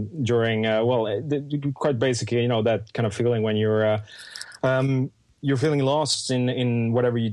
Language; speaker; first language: English; non-native, fluent; Swedish